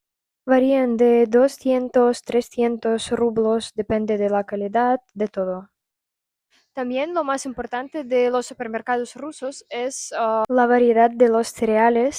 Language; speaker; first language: Spanish; non-native, fluent; Russian